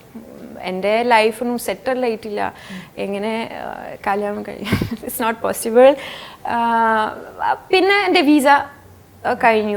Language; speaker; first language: Malayalam; non-native, fluent; French